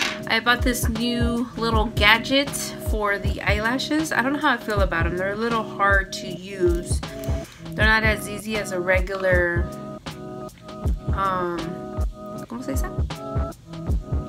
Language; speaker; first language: English; early bilingual, other home language; Spanish